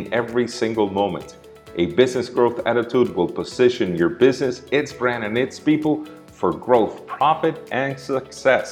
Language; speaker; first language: English; non-native, fluent; Spanish